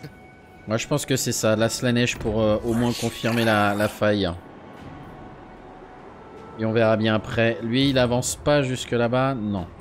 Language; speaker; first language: French; native; French